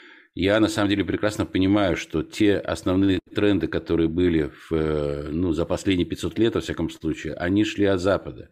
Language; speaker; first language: Russian; native; Russian